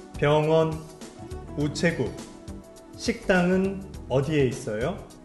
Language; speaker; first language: Korean; native; Korean